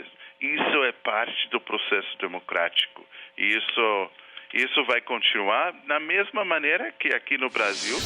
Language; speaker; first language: Portuguese; non-native, fluent; Spanish